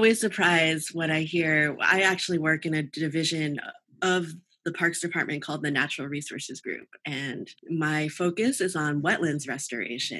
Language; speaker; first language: English; native; English